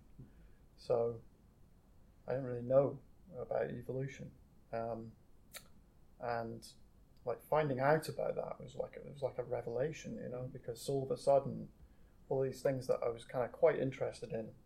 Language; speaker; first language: English; native; English